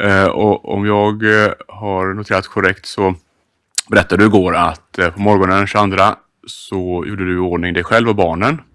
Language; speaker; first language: Swedish; native; Swedish